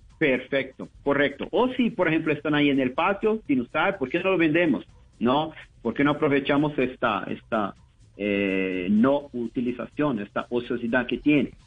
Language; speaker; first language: Spanish; non-native, fluent; Portuguese